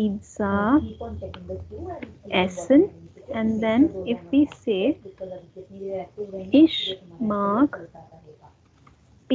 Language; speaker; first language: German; non-native, fluent; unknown